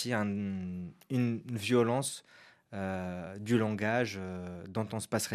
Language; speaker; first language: French; non-native, local second language; Arabic